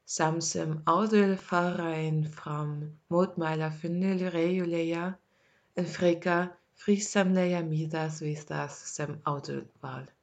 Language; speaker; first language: Icelandic; non-native, learner; German